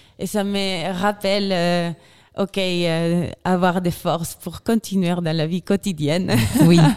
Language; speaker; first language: French; non-native, fluent; Spanish